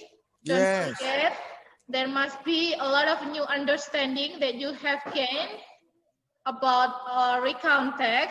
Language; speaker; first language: English; non-native, fluent; Indonesian